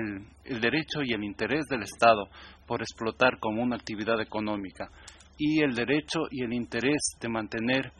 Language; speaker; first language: Spanish; native; Spanish